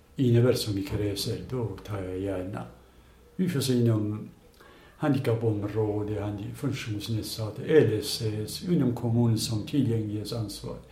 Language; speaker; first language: Swedish; non-native, fluent; Kurdish